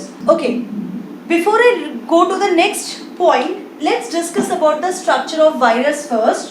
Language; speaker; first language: English; non-native, local second language; Hindi